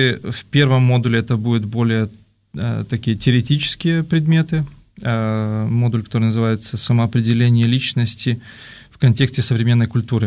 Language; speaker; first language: Russian; native; Russian